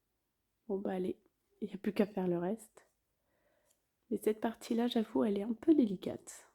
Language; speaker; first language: French; native; French